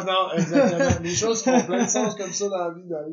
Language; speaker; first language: French; native; French